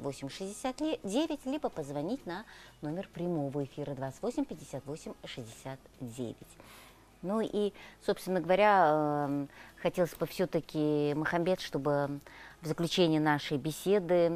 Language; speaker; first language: Russian; native; Russian